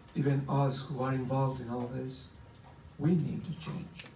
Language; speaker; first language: English; non-native, fluent; Spanish